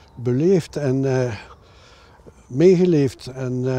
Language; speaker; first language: Dutch; non-native, local second language; French